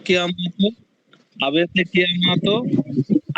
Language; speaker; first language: Italian; non-native, learner; Bangla